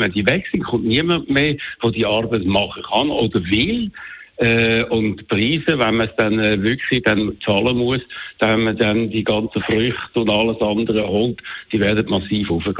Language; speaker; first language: German; native; German